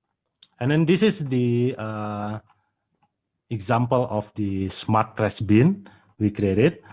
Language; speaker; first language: English; non-native, fluent; Indonesian